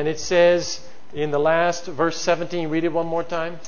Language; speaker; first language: English; native; English